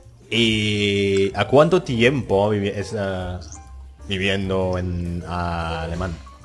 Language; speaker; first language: Spanish; non-native, learner; Indonesian